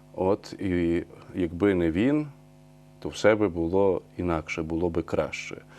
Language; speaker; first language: Ukrainian; native; Ukrainian